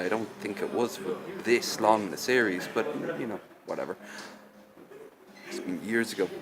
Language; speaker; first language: English; native; English